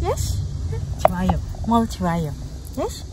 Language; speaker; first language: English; non-native, learner; Indonesian